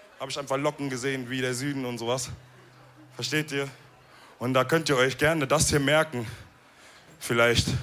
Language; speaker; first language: German; early bilingual, other home language; Wolof